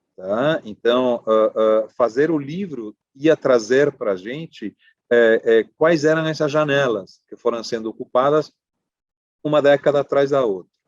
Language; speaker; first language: Portuguese; non-native, fluent; Spanish